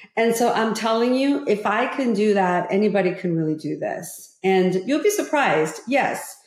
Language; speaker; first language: English; early bilingual, other home language; Korean